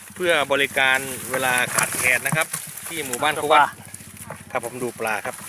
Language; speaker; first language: Thai; native; Thai